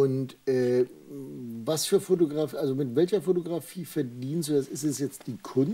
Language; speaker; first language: German; native; German